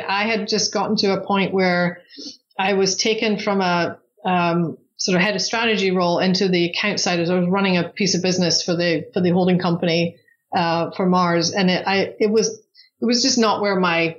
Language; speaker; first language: English; native; English